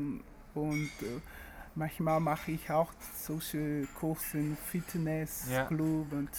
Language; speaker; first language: German; non-native, learner; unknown